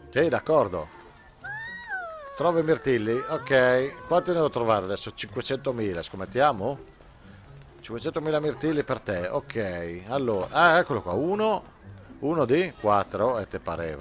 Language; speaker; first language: Italian; native; Italian